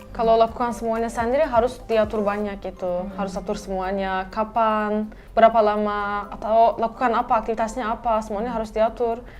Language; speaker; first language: Indonesian; non-native, fluent; Turkish